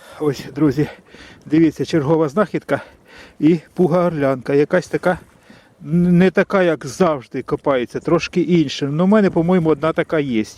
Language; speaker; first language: Ukrainian; native; Ukrainian